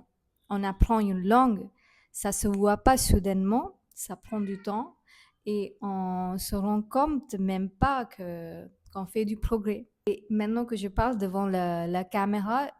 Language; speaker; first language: French; non-native, fluent; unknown